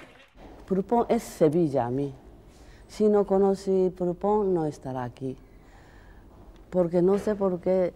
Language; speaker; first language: Spanish; non-native, learner; Japanese